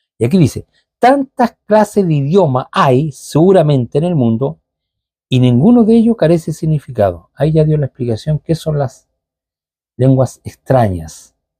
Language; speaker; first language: Spanish; native; Spanish